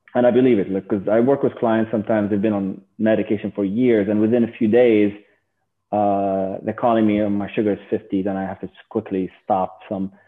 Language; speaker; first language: English; non-native, fluent; Arabic